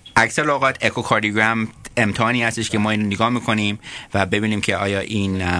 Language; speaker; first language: Persian; early bilingual, heritage; Persian